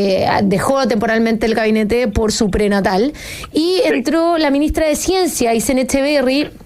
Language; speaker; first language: Spanish; native; Spanish